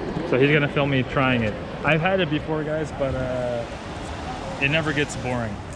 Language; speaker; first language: English; native; English